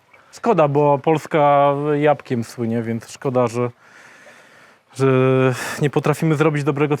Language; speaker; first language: Polish; native; Polish